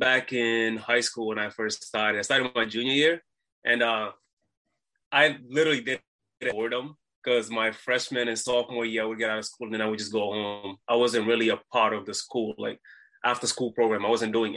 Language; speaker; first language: English; native; English